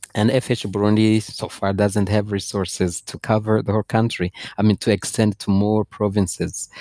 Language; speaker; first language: English; non-native, fluent; Rundi